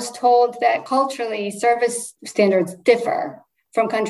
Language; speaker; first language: English; non-native, fluent; Polish